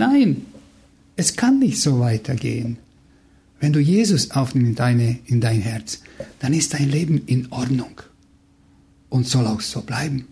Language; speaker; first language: German; non-native, fluent; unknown